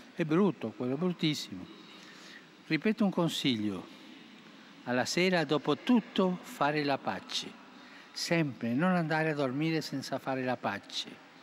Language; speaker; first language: Italian; non-native, fluent; Spanish